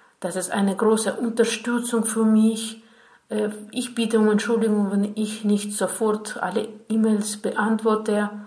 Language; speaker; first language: German; non-native, fluent; Russian